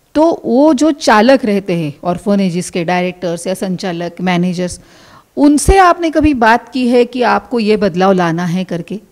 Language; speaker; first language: Hindi; non-native, local second language; Marathi